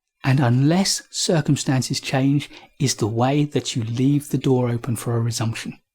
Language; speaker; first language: English; native; English